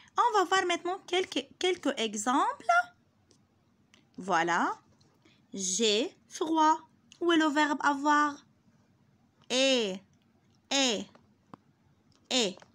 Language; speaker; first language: French; non-native, local second language; Arabic